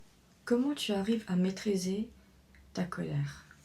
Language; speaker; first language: French; native; French